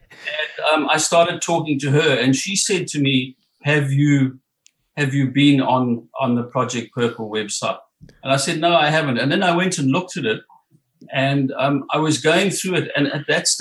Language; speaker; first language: English; native; English